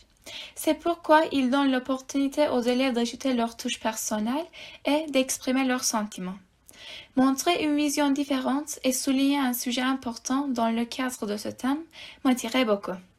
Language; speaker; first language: French; non-native, fluent; Turkish